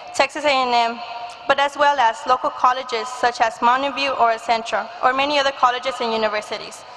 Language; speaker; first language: English; early bilingual, other home language; Spanish